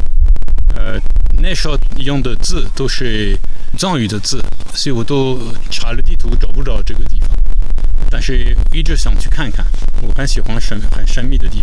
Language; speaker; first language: Chinese; non-native, fluent; French